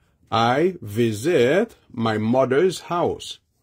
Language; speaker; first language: English; non-native, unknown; Haitian Creole